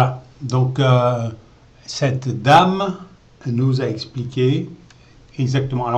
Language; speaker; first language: French; native; French